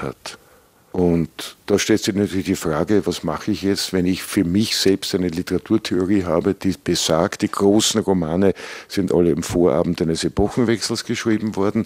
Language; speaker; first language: German; native; German